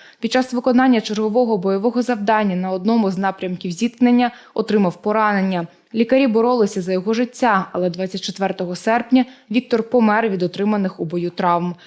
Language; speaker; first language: Ukrainian; native; Ukrainian